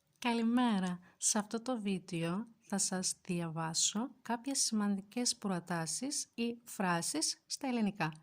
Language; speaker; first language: Greek; non-native, fluent; Turkish